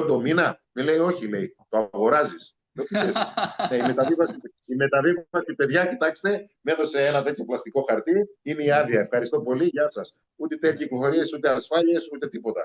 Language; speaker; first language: Greek; native; Greek